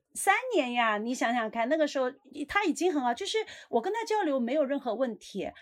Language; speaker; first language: Chinese; native; Chinese